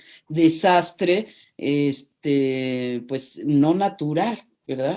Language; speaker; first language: Spanish; native; Spanish